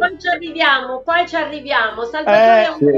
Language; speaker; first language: Italian; native; Italian